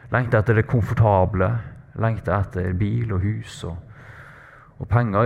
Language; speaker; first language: Norwegian; native; Norwegian